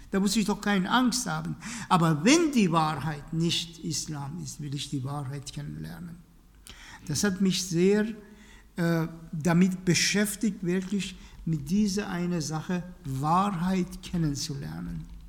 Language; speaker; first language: German; non-native, fluent; Persian